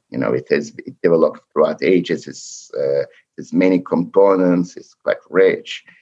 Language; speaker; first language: English; non-native, fluent; Turkish